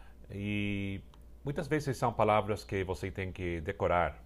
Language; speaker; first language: Portuguese; non-native, fluent; English